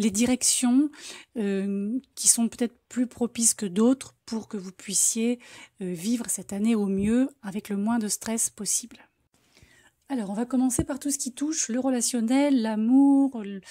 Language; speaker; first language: French; native; French